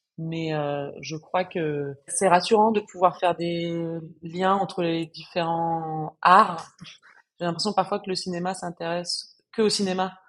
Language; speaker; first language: French; non-native, fluent; Spanish